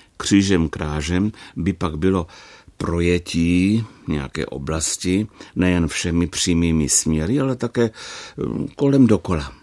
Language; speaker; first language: Czech; native; Czech